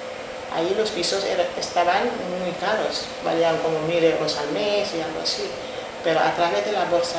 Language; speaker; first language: Spanish; non-native, fluent; Wolof